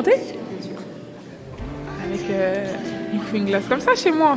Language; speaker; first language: French; native; French